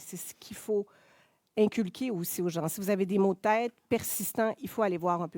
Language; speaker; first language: French; native; French